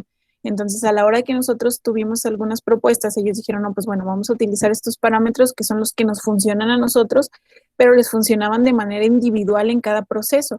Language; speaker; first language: Spanish; native; Spanish